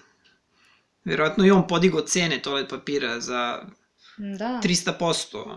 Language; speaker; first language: Serbian; native; Serbian